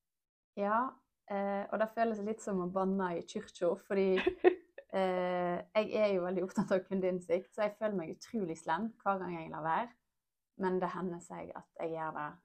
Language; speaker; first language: Norwegian; native; Norwegian